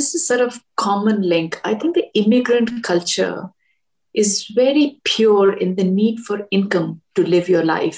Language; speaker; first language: English; non-native, local second language; Hindi